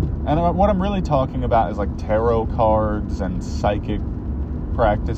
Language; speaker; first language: English; native; English